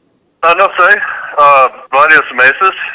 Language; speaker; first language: Spanish; non-native, fluent; English